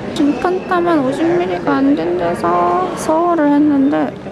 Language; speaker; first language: Korean; native; Korean